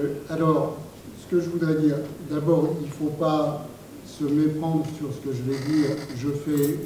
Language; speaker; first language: French; native; French